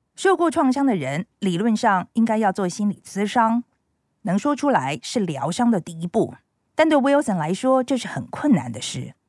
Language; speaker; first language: Chinese; native; Chinese